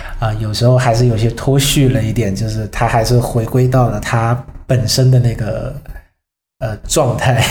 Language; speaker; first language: Chinese; non-native, fluent; Vietnamese